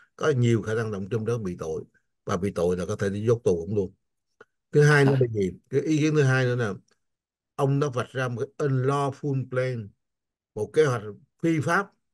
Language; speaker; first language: Vietnamese; native; Vietnamese